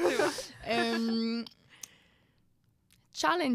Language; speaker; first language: French; native; French